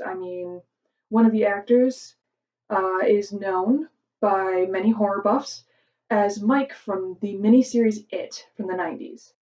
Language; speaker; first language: English; native; English